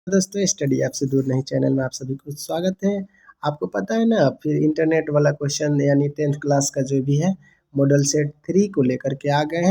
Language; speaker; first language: Hindi; non-native, local second language; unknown